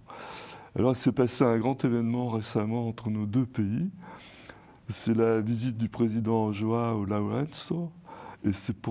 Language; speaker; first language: French; native; French